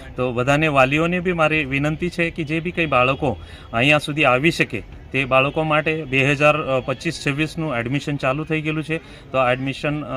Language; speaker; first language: Gujarati; non-native, local second language; Marathi